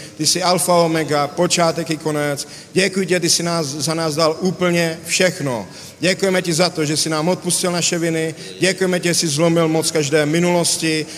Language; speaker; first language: Czech; native; Czech